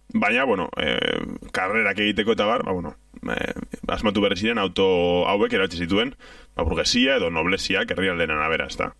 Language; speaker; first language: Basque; native; Basque